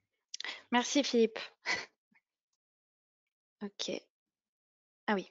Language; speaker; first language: French; native; French